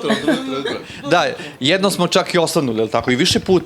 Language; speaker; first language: Bosnian; native; Bosnian